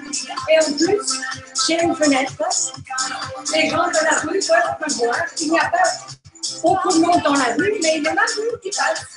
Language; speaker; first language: French; non-native, fluent; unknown